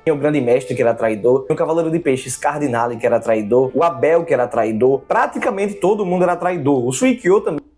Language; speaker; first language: Portuguese; native; Portuguese